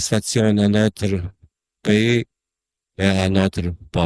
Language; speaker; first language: French; non-native, learner; Croatian